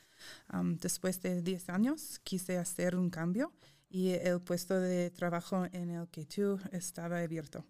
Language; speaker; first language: Spanish; non-native, fluent; English